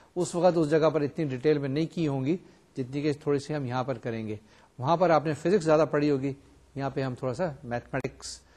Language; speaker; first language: Urdu; native; Urdu